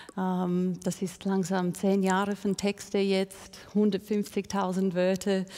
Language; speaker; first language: German; non-native, fluent; English